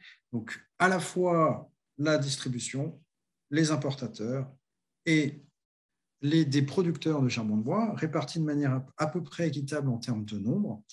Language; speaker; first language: French; native; French